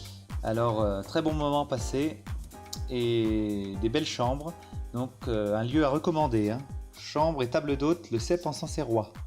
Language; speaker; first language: French; native; French